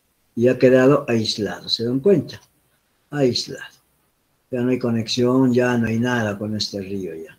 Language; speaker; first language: Spanish; native; Spanish